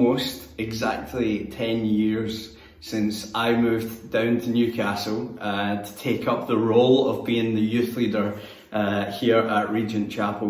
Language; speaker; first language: English; native; English